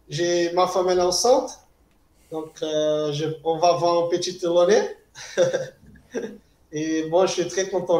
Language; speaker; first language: French; non-native, fluent; Portuguese